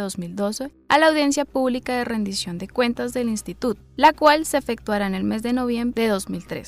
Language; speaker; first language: Spanish; native; Spanish